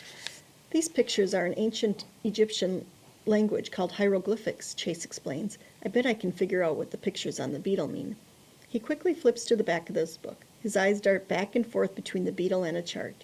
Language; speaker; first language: English; native; English